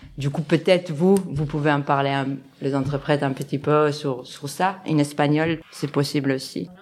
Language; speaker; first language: French; non-native, fluent; Spanish